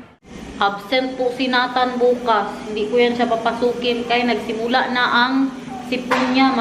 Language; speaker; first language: Filipino; non-native, local second language; Cebuano